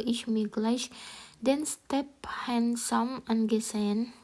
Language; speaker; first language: German; non-native, learner; Indonesian